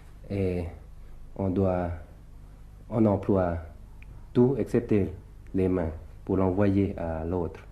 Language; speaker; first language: French; early bilingual, other home language; Thai